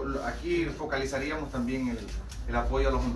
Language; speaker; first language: Spanish; native; Spanish